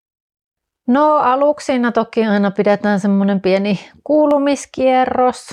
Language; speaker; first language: Finnish; native; Finnish